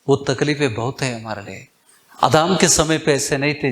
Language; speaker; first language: Hindi; non-native, local second language; Kannada